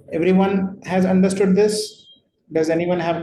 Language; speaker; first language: English; non-native, local second language; Hindi